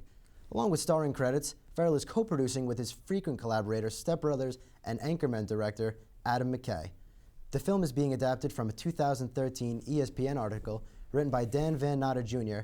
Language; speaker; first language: English; native; English